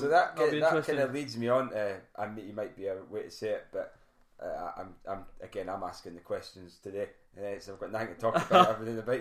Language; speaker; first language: English; native; English